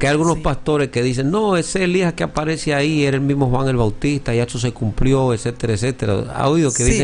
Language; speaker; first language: Spanish; native; Spanish